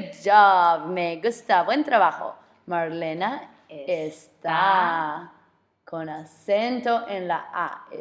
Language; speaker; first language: Spanish; non-native, fluent; English